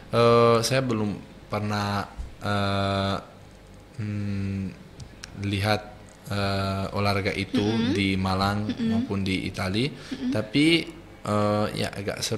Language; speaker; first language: Indonesian; non-native, fluent; Italian